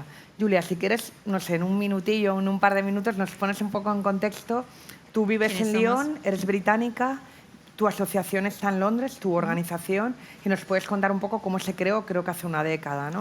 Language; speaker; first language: Spanish; native; Spanish